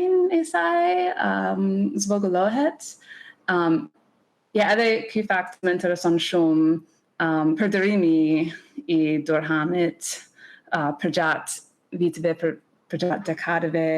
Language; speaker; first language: Albanian; non-native, learner; English